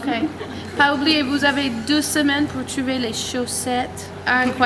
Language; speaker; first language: French; non-native, learner; English